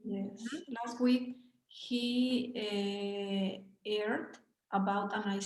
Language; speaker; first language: English; non-native, learner; Spanish